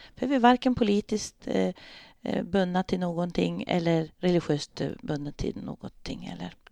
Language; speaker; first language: Swedish; native; Swedish